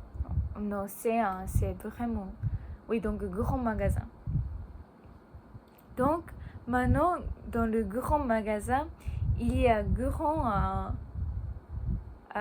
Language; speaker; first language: French; non-native, learner; Japanese